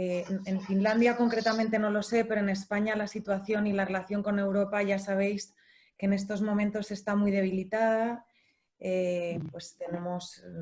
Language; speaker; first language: Spanish; native; Spanish